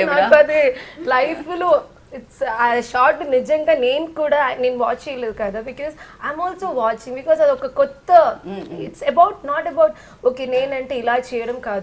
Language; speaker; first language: Telugu; non-native, fluent; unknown